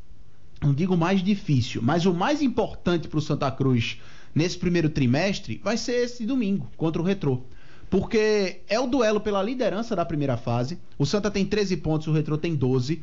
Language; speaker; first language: Portuguese; native; Portuguese